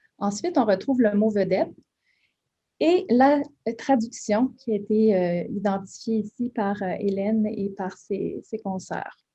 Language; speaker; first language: French; native; French